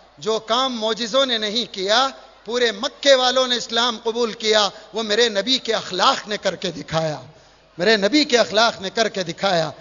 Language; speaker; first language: Urdu; native; Urdu